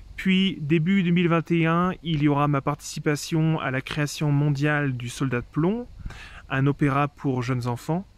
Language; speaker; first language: French; native; French